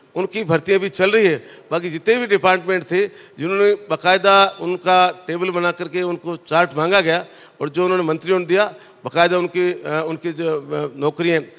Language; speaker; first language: Hindi; native; Hindi